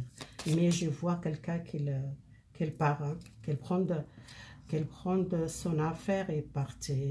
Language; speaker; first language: French; non-native, fluent; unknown